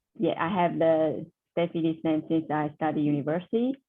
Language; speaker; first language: English; non-native, learner; Chinese